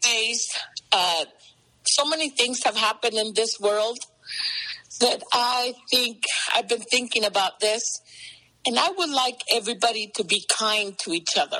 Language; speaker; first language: English; early bilingual, other home language; Spanish